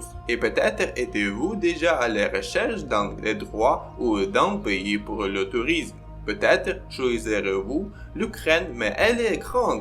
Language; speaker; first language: French; non-native, learner; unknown